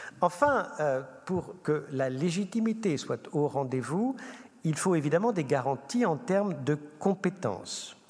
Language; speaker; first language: French; native; French